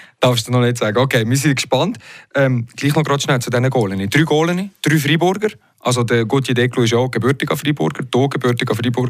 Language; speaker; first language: German; native; German